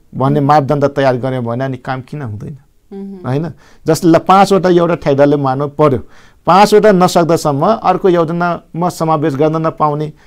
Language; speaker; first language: Nepali; non-native, local second language; Rana Tharu